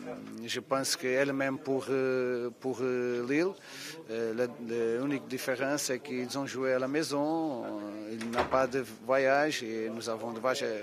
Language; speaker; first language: French; non-native, fluent; Portuguese